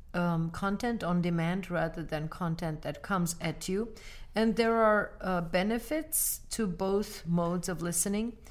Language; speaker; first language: English; non-native, fluent; Armenian